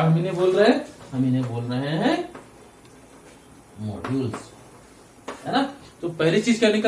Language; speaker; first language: Hindi; native; Hindi